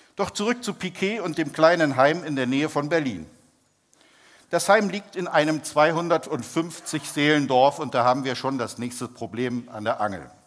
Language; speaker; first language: German; native; German